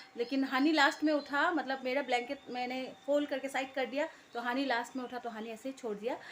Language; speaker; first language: Hindi; non-native, local second language; Bangla